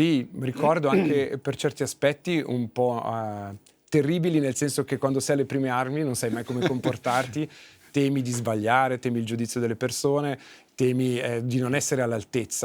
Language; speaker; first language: Italian; native; Italian